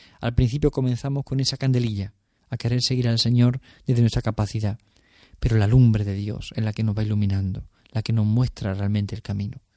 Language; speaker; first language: Spanish; native; Spanish